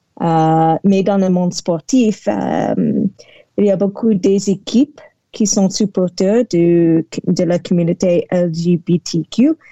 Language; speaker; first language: French; non-native, learner; English